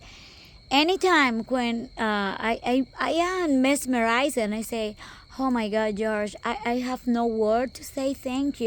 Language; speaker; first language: English; non-native, local second language; Spanish